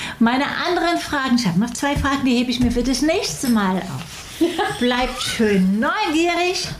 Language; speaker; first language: German; native; German